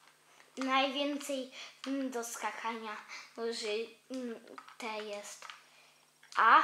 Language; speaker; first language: Polish; early bilingual, heritage; Polish